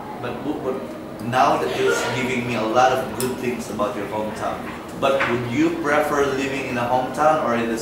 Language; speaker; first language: English; non-native, fluent; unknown